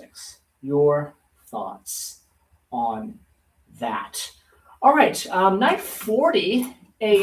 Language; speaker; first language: English; native; English